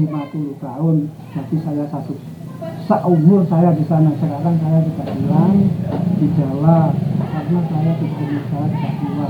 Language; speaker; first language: Indonesian; non-native, local second language; Javanese